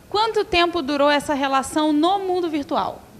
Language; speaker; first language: Portuguese; native; Portuguese